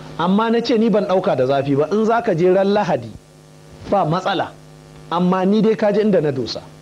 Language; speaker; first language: Hausa; native; Hausa